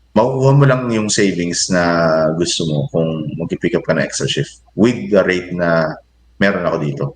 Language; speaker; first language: Filipino; native; Filipino